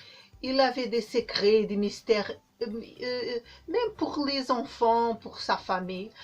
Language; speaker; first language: French; non-native, learner; Portuguese